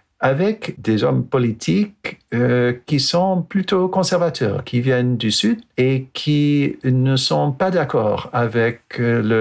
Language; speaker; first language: French; non-native, fluent; English